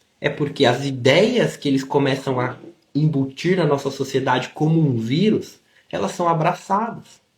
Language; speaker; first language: Portuguese; native; Portuguese